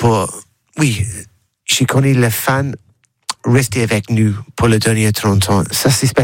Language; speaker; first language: French; non-native, learner; English